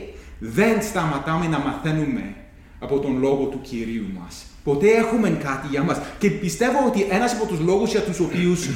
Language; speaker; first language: Greek; non-native, fluent; English